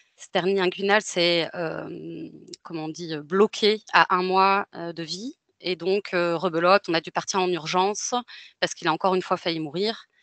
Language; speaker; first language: French; native; French